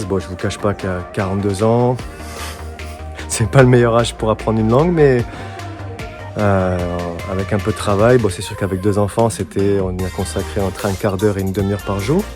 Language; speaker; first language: French; native; French